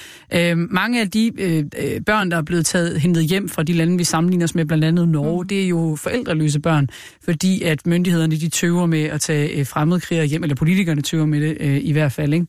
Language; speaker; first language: Danish; native; Danish